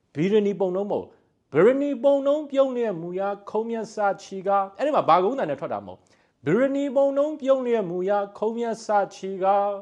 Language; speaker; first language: Burmese; native; Burmese